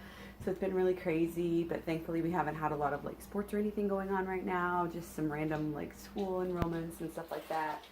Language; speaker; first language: English; native; English